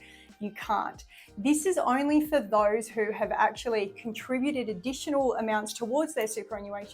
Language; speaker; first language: English; native; English